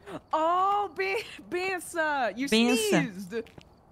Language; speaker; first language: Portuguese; non-native, learner; English